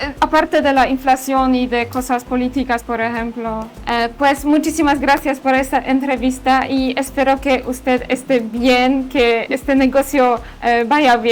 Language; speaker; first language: Spanish; non-native, learner; Polish